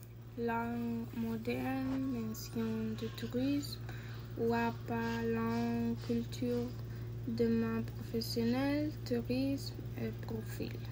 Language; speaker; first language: French; non-native, learner; Spanish